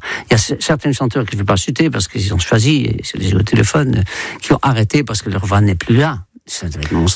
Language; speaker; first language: French; non-native, fluent; Dutch